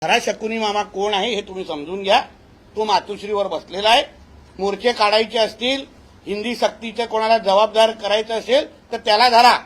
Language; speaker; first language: Marathi; native; Marathi